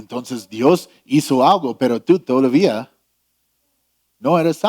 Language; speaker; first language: Spanish; non-native, fluent; English